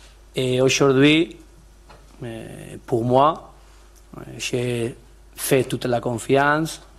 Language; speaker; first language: French; non-native, learner; Spanish